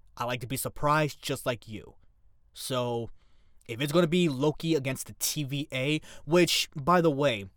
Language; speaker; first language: English; native; English